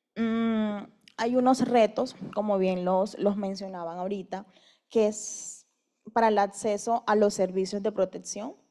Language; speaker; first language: Spanish; native; Spanish